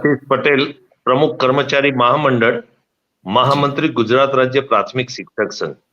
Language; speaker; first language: Hindi; non-native, local second language; Gujarati